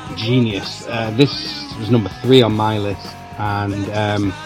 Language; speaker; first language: English; native; English